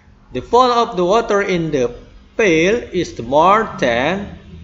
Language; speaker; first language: English; non-native, learner; Indonesian